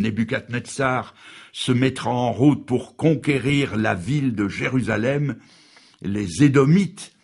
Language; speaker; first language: French; native; French